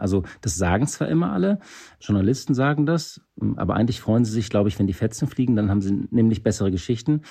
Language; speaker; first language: German; native; German